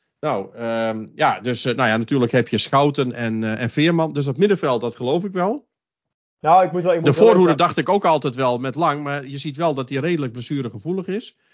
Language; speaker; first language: Dutch; native; Dutch